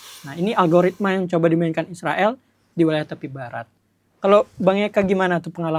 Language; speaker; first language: Indonesian; native; Indonesian